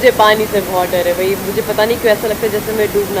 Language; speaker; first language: Hindi; early bilingual, heritage; Hindi